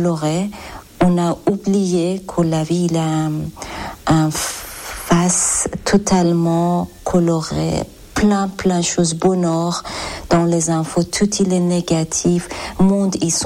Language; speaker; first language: French; non-native, learner; Persian